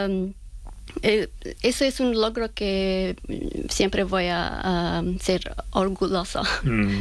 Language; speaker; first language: Spanish; non-native, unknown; Persian